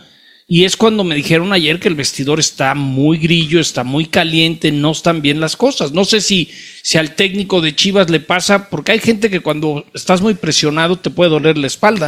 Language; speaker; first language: Spanish; native; Spanish